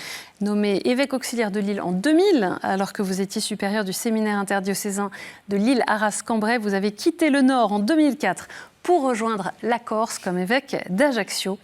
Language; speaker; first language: French; native; French